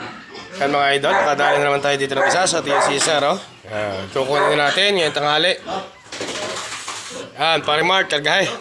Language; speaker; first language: Filipino; native; Filipino